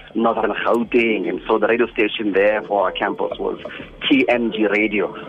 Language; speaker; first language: English; non-native, local second language; Xhosa